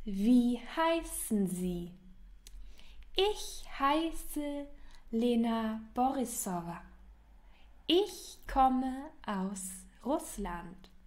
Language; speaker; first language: German; non-native, fluent; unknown